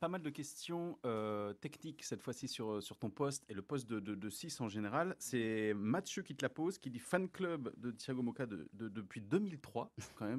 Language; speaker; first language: French; native; French